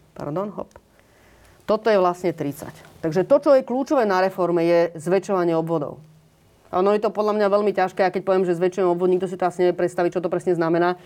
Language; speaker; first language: Slovak; native; Slovak